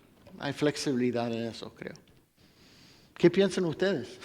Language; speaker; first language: Spanish; non-native, fluent; English